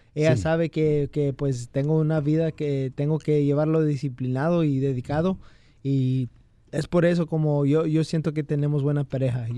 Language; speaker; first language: Spanish; early bilingual, heritage; Spanish